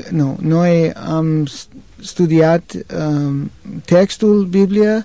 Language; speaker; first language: Romanian; non-native, learner; English